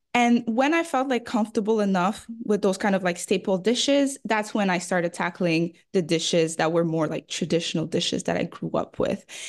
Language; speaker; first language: English; early bilingual, other home language; French